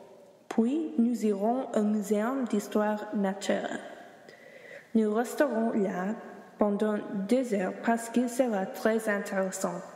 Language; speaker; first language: French; non-native, learner; English